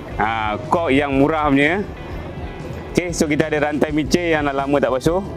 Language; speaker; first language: Malay; native; Malay